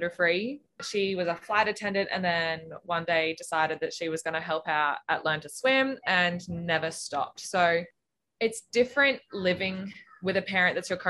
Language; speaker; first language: English; native; English